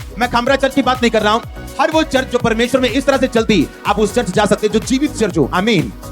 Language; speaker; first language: Hindi; non-native, local second language; Punjabi